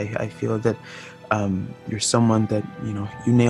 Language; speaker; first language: English; native; English